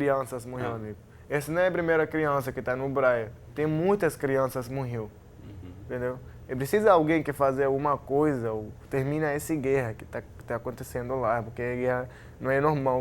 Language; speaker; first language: Portuguese; non-native, learner; Arabic